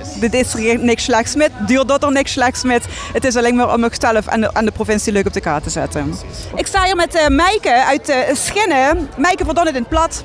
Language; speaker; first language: Dutch; native; Dutch